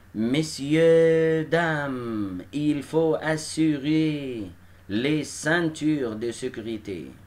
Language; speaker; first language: French; non-native, fluent; Arabic